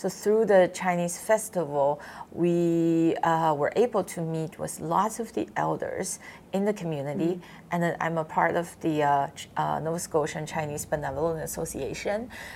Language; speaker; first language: English; non-native, fluent; Chinese